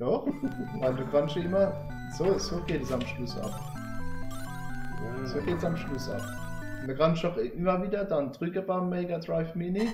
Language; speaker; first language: German; native; German